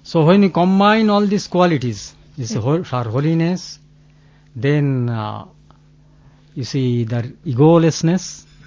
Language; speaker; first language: English; non-native, local second language; Bangla